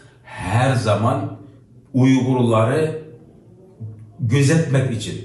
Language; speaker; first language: Turkish; non-native, learner; Uyghur